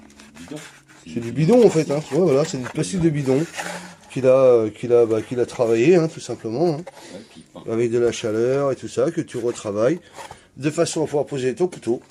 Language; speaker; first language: French; native; French